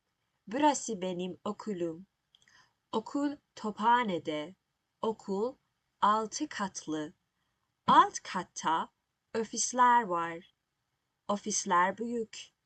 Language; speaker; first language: Turkish; non-native, learner; Persian